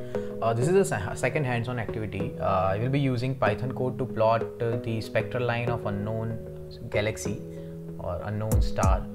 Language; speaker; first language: English; non-native, local second language; Hindi